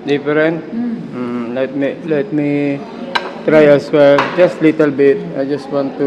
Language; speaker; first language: English; non-native, local second language; Filipino